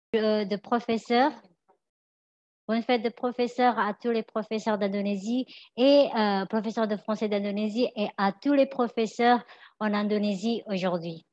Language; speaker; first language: French; non-native, fluent; Indonesian